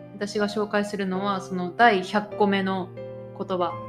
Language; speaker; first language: Japanese; native; Japanese